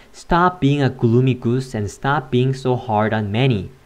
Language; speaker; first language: English; non-native, fluent; Korean